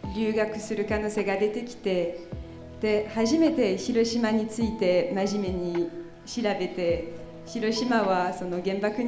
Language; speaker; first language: Japanese; non-native, fluent; French